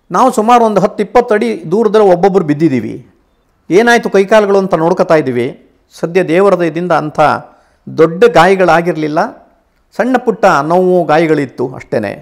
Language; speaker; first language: Kannada; native; Kannada